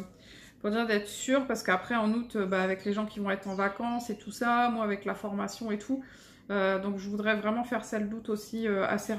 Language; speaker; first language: French; native; French